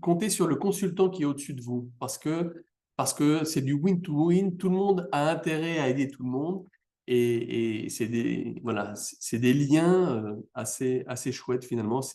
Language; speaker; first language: French; native; French